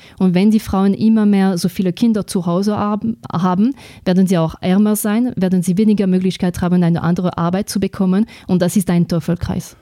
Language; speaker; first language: German; non-native, fluent; French